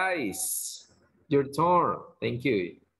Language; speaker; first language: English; non-native, fluent; Spanish